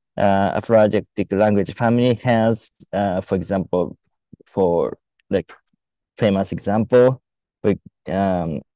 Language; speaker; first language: English; non-native, fluent; Japanese